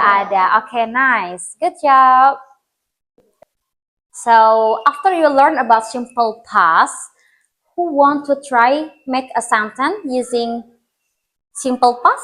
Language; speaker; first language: English; non-native, learner; Indonesian